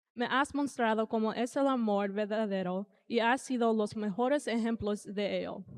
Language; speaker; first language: Spanish; early bilingual, heritage; Spanish